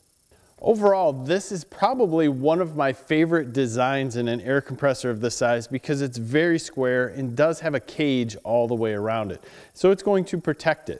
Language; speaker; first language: English; native; English